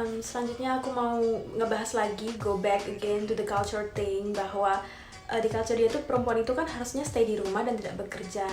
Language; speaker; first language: Indonesian; native; Indonesian